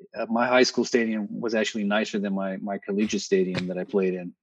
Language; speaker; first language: English; native; English